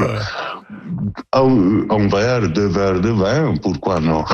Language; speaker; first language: French; non-native, learner; Italian